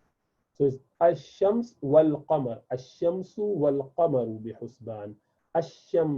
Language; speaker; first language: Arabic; non-native, fluent; Urdu